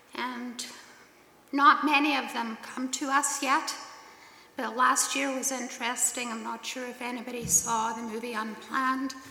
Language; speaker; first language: English; native; English